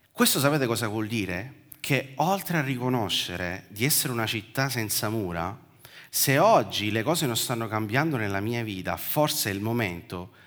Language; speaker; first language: Italian; native; Italian